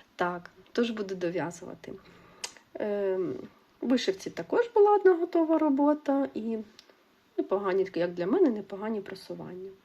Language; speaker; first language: Ukrainian; non-native, local second language; Russian